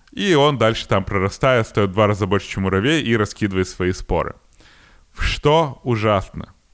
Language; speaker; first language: Russian; native; Russian